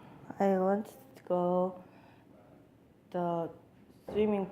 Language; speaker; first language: English; non-native, learner; Korean